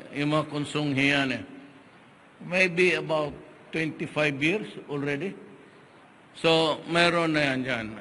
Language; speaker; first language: Filipino; non-native, local second language; Cebuano